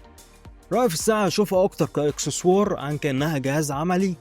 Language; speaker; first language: Arabic; native; Arabic